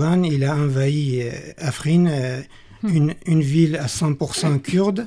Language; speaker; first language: French; non-native, fluent; Kurdish